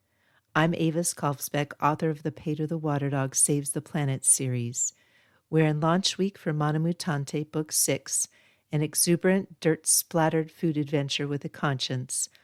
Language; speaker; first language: English; native; English